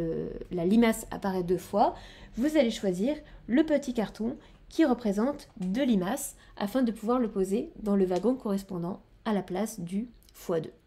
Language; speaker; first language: French; native; French